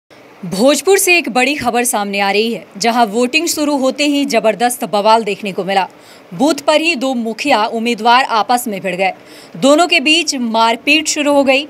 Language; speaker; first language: Hindi; native; Hindi